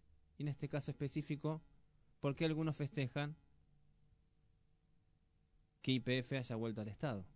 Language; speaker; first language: Spanish; native; Spanish